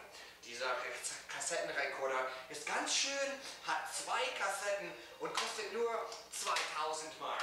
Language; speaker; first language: German; non-native, learner; English